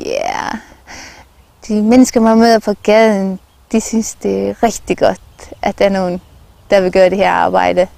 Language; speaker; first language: Danish; non-native, local second language; Faroese